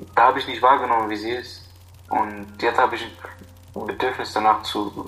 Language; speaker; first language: German; non-native, fluent; Arabic